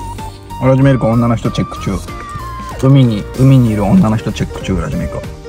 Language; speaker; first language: Japanese; native; Japanese